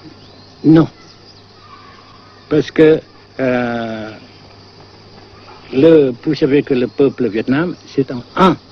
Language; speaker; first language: French; non-native, local second language; Vietnamese